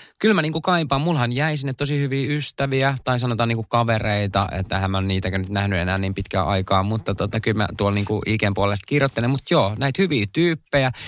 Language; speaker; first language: Finnish; native; Finnish